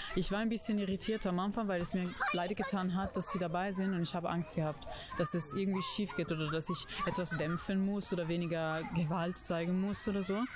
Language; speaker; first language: German; non-native, fluent; Italian